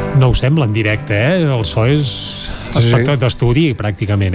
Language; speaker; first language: Catalan; native; Catalan